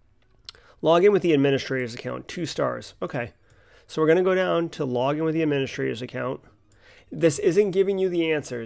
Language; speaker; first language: English; native; English